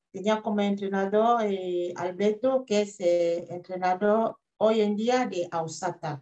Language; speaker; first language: Spanish; non-native, fluent; French